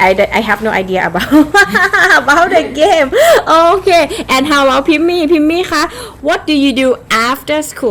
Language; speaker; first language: English; non-native, fluent; Thai